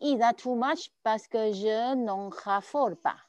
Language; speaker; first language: French; non-native, learner; Chinese